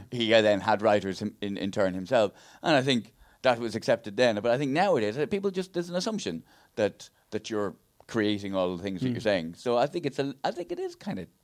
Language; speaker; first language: English; native; English